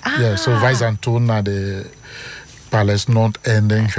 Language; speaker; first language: Dutch; non-native, fluent; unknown